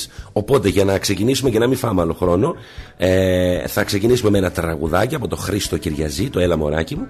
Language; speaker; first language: Greek; native; Greek